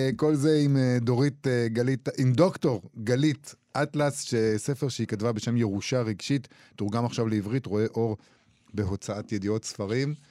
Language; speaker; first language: Hebrew; native; Hebrew